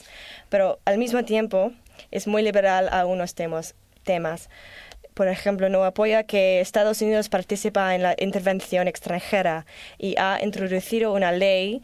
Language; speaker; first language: Spanish; non-native, learner; English